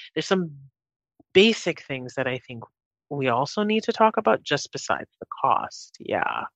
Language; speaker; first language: English; native; English